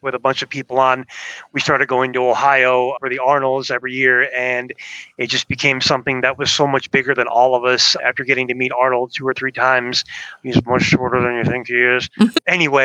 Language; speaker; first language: English; native; English